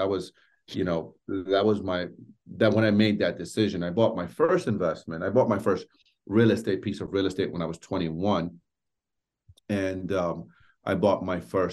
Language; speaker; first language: English; native; English